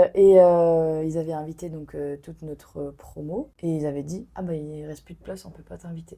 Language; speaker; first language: French; non-native, local second language; Arabic